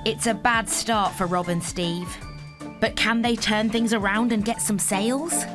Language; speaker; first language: English; native; English